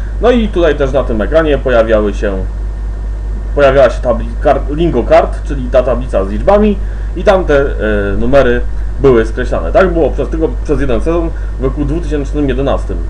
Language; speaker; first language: Polish; native; Polish